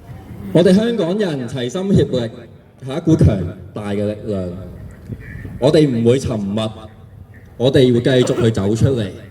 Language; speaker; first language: Cantonese; native; Cantonese